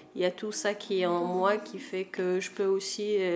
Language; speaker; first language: French; non-native, local second language; Arabic